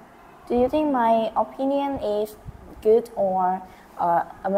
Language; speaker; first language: English; non-native, learner; Vietnamese